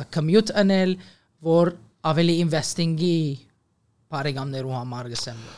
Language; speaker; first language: Armenian; early bilingual, heritage; Armenian